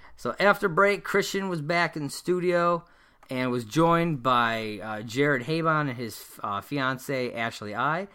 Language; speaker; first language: English; native; English